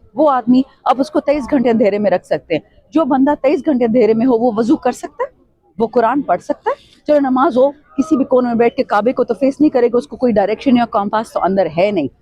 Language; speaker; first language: Urdu; non-native, local second language; Pashto